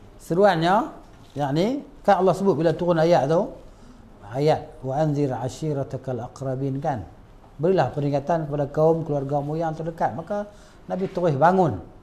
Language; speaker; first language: Malay; native; Malay